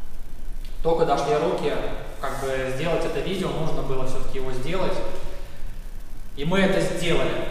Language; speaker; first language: Russian; native; Russian